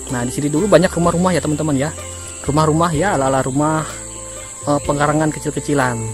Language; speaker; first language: Indonesian; non-native, local second language; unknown